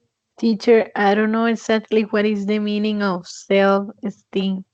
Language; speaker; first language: English; non-native, fluent; Spanish